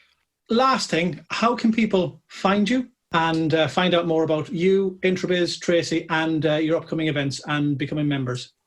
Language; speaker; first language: English; native; English